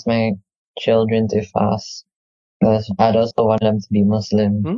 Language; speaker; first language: English; non-native, local second language; Malay